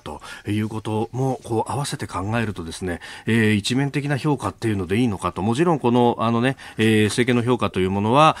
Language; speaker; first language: Japanese; native; Japanese